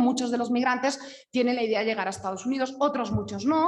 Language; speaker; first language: Spanish; native; Spanish